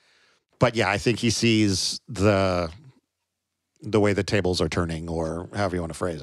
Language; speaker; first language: English; native; English